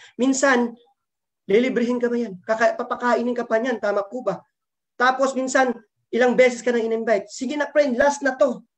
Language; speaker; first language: Filipino; non-native, local second language; Cebuano